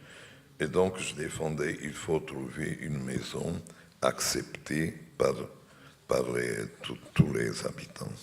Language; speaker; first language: French; non-native, fluent; Portuguese